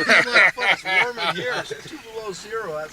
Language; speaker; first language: English; native; English